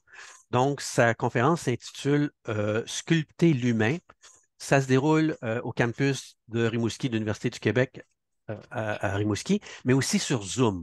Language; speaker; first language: French; native; French